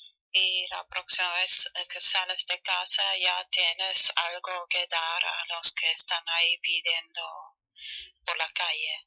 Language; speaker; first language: Spanish; non-native, fluent; German